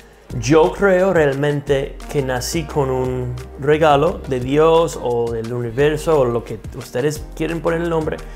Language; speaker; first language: Spanish; non-native, fluent; English